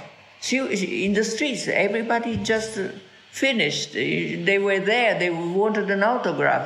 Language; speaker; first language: English; non-native, fluent; Italian